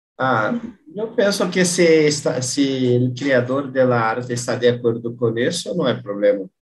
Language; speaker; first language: Spanish; non-native, learner; Portuguese